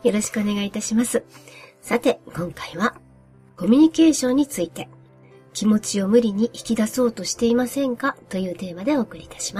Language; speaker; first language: Japanese; native; Japanese